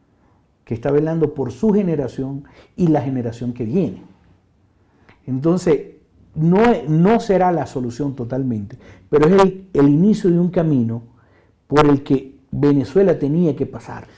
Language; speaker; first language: Spanish; native; Spanish